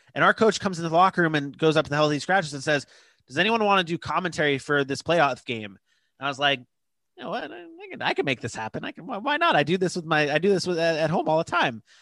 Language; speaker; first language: English; native; English